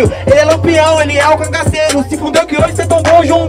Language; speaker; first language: Portuguese; native; Portuguese